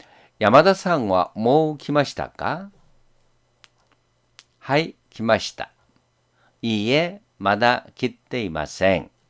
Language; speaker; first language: Japanese; non-native, fluent; Korean